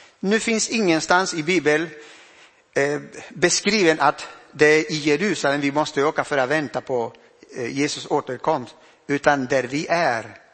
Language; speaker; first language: Swedish; non-native, fluent; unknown